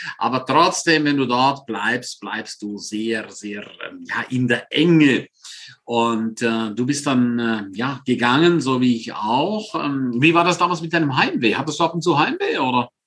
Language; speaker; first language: German; non-native, local second language; Romansh